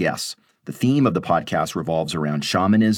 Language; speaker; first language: English; native; English